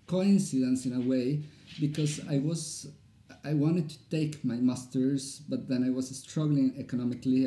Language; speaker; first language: English; non-native, fluent; Spanish